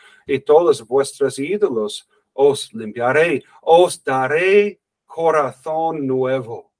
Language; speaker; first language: Spanish; non-native, fluent; English